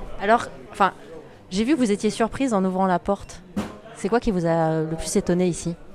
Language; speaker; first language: French; native; French